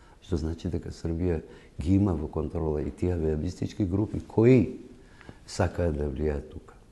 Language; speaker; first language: Macedonian; non-native, local second language; Albanian